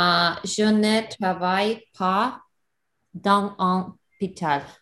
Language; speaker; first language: French; non-native, learner; Russian